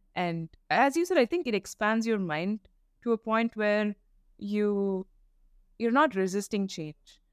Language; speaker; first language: English; non-native, local second language; Tamil